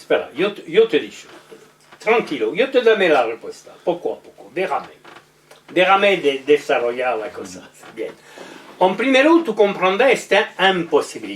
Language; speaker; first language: Spanish; non-native, learner; French